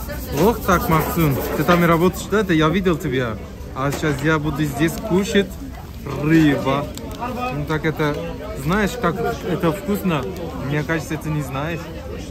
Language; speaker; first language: Russian; non-native, learner; Turkish